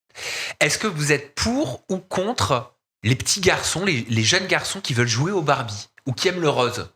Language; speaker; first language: French; native; French